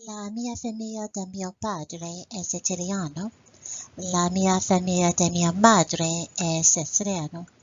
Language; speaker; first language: Italian; non-native, learner; English